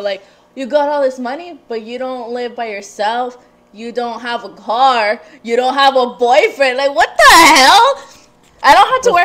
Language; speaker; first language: English; early bilingual, other home language; Spanish